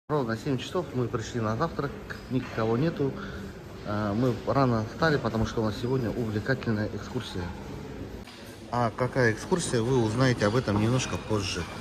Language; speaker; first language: Russian; native; Russian